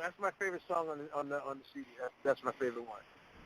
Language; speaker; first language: English; native; English